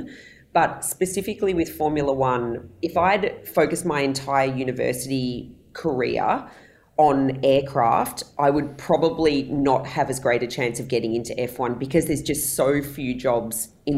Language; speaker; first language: English; native; English